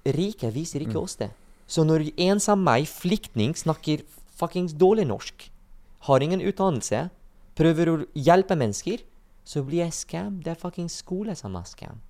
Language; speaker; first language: Norwegian; non-native, fluent; Arabic